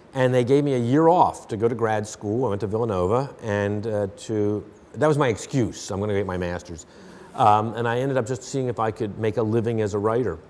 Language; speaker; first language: English; native; English